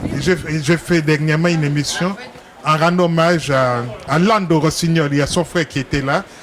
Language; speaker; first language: French; non-native, local second language; Lingala